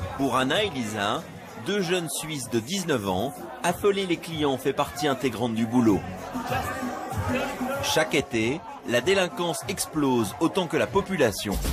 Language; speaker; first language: French; native; French